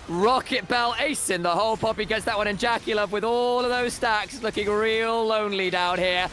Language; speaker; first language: English; native; English